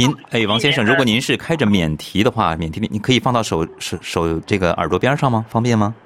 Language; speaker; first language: Chinese; native; Chinese